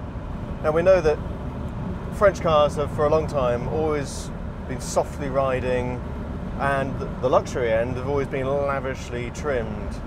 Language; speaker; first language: English; native; English